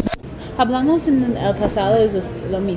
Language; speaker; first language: Spanish; non-native, learner; English